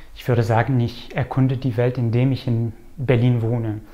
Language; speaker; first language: German; non-native, fluent; French